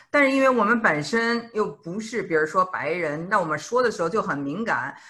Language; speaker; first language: Chinese; native; Chinese